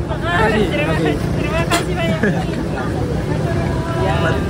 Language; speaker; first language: Indonesian; non-native, learner; Japanese